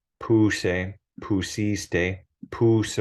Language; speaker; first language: Spanish; non-native, fluent; English